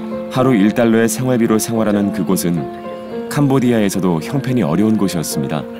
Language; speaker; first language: Korean; native; Korean